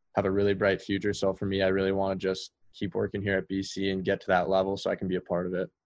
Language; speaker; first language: English; native; English